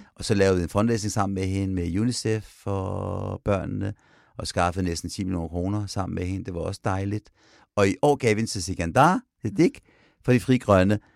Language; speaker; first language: Danish; early bilingual, other home language; Persian